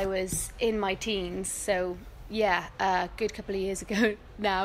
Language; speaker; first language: English; native; English